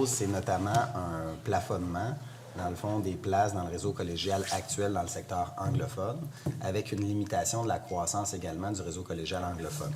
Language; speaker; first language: French; native; French